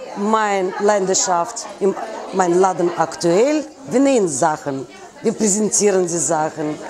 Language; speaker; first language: German; non-native, fluent; Russian